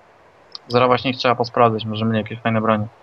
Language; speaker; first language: Polish; native; Polish